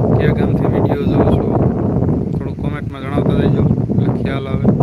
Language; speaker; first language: Gujarati; native; Gujarati